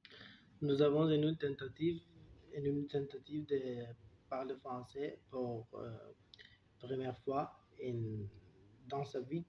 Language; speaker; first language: French; non-native, learner; Turkish